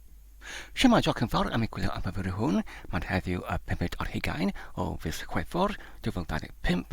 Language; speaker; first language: Welsh; non-native, learner; Polish